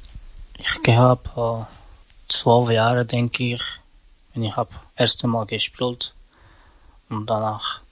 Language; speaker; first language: German; non-native, learner; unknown